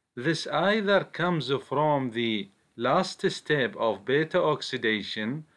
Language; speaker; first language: English; non-native, fluent; Arabic